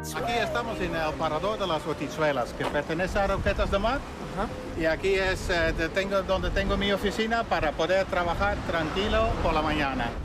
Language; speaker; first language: Spanish; non-native, fluent; Dutch